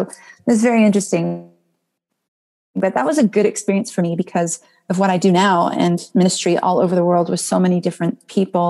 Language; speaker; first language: English; native; English